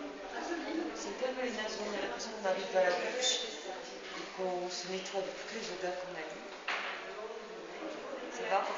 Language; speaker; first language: French; native; French